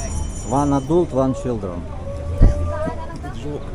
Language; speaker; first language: English; non-native, learner; Russian